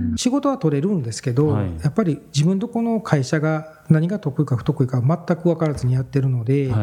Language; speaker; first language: Japanese; native; Japanese